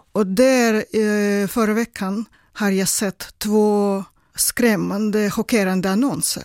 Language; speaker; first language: Swedish; non-native, fluent; Russian